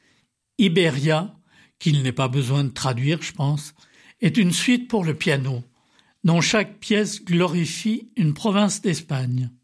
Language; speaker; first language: French; native; French